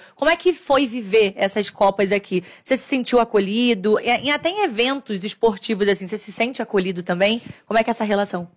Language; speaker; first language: Portuguese; native; Portuguese